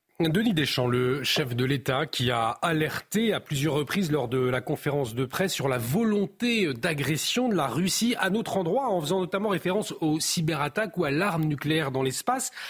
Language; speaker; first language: French; native; French